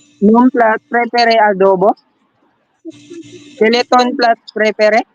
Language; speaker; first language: French; non-native, learner; Filipino